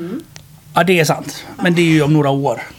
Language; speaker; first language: Swedish; native; Swedish